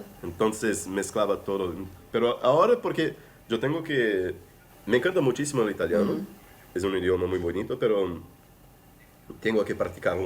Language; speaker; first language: Spanish; non-native, fluent; Portuguese